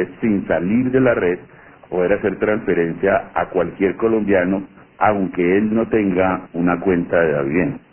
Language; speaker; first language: Spanish; native; Spanish